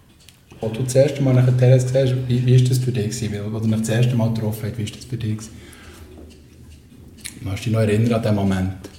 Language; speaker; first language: German; native; German